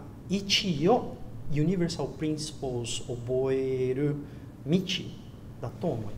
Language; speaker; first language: Japanese; non-native, learner; Portuguese